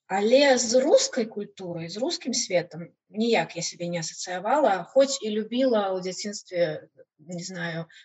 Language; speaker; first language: Belarusian; non-native, local second language; Russian